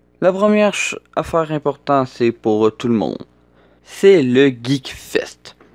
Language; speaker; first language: French; native; French